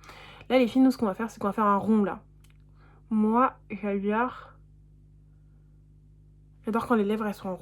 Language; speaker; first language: French; native; French